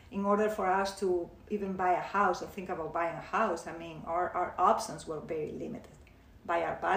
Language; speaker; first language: English; non-native, fluent; Spanish